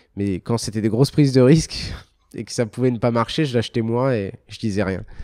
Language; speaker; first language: French; early bilingual, other home language; Arabic